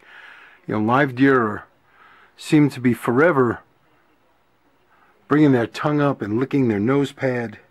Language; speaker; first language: English; native; English